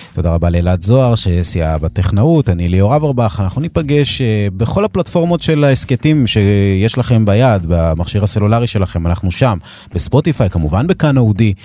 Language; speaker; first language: Hebrew; native; Hebrew